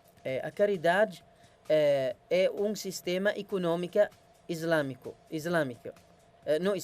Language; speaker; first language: Portuguese; non-native, learner; Arabic